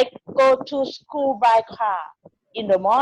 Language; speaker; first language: English; non-native, learner; Thai